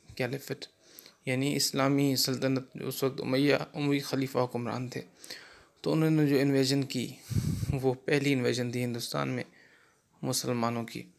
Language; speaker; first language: Urdu; non-native, local second language; Sindhi